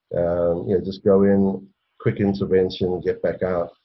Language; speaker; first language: English; native; English